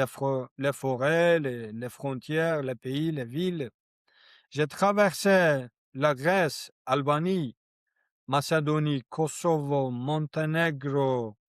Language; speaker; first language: French; non-native, learner; Kurdish